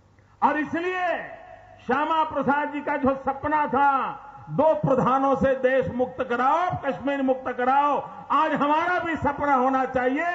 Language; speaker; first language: Hindi; non-native, local second language; Gujarati